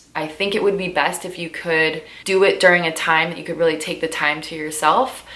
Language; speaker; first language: English; native; English